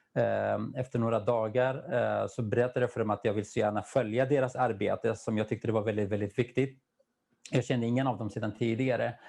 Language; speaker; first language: Swedish; non-native, fluent; Kurdish